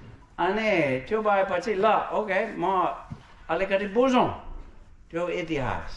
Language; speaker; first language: Nepali; non-native, fluent; English